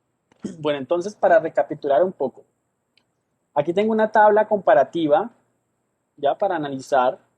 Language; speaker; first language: Spanish; native; Spanish